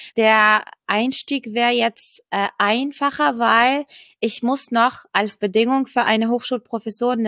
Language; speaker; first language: German; non-native, fluent; Arabic